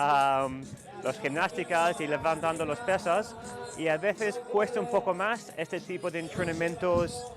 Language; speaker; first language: Spanish; non-native, learner; English